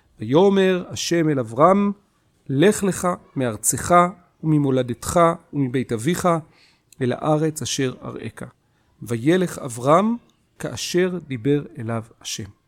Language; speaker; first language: Hebrew; native; Hebrew